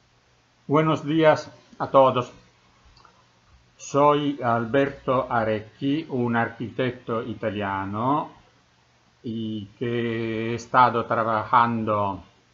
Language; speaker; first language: Spanish; non-native, fluent; Italian